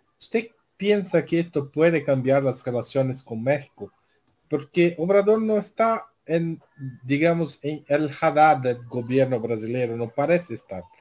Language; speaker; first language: Spanish; non-native, learner; Portuguese